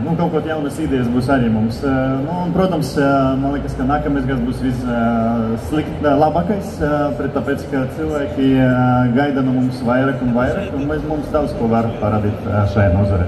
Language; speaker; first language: Latvian; non-native, local second language; Russian